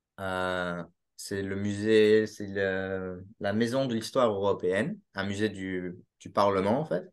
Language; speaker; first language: French; native; French